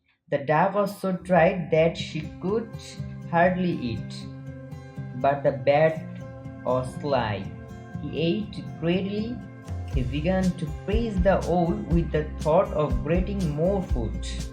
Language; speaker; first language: English; non-native, local second language; Bangla